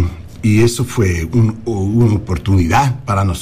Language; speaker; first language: Spanish; non-native, learner; English